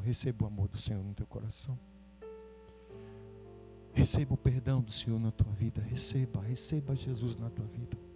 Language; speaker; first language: Portuguese; native; Portuguese